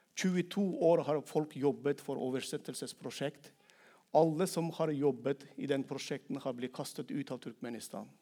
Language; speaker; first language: Norwegian; non-native, fluent; Turkmen